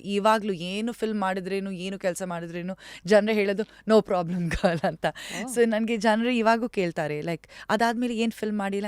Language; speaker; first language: Kannada; non-native, local second language; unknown